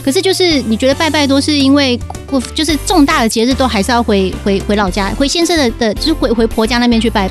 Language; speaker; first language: Chinese; native; Chinese